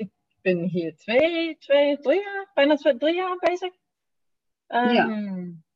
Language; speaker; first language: Dutch; non-native, learner; Danish